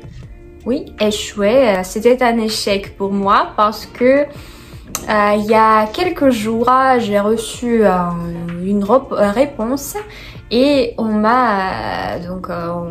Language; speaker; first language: French; non-native, fluent; Russian